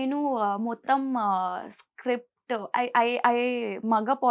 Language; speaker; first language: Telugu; non-native, learner; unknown